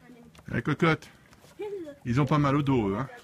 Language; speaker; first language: French; native; French